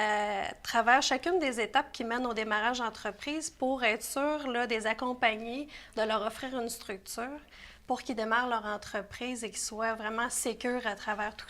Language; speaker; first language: French; native; French